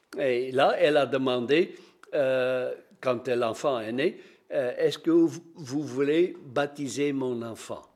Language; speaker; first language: French; non-native, local second language; Dutch